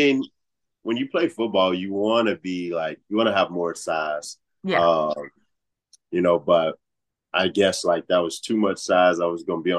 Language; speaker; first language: English; native; English